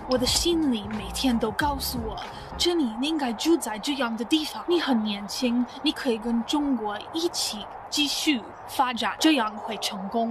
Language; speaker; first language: Chinese; non-native, fluent; English